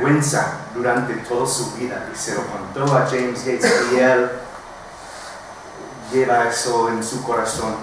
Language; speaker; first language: Spanish; non-native, fluent; English